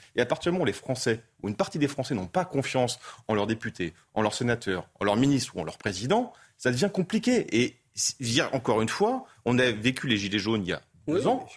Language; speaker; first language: French; native; French